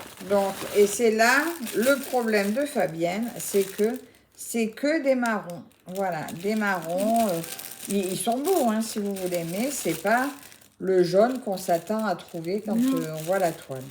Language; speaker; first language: French; native; French